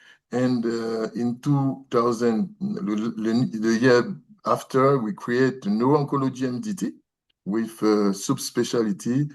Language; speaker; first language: English; non-native, learner; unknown